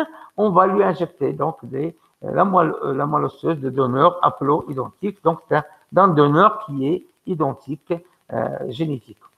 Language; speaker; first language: French; non-native, local second language; Arabic